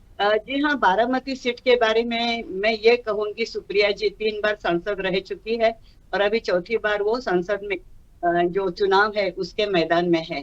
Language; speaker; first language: Hindi; non-native, local second language; Marathi